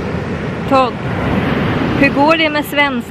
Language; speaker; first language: Swedish; native; Swedish